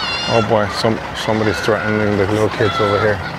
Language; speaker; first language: English; early bilingual, other home language; Spanish